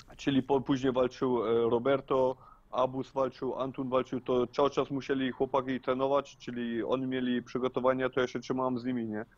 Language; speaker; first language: Polish; early bilingual, heritage; Polish